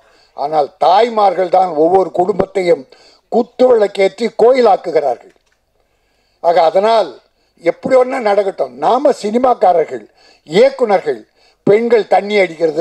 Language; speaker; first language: Tamil; native; Tamil